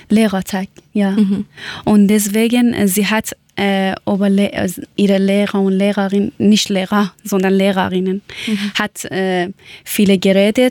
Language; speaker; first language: German; non-native, learner; Persian